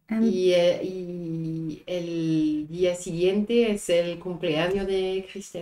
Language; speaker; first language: Spanish; non-native, learner; French